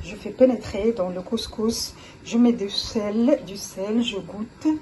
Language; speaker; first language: French; non-native, local second language; Arabic